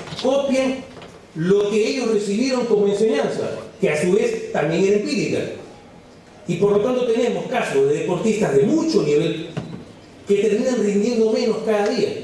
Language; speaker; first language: Spanish; native; Spanish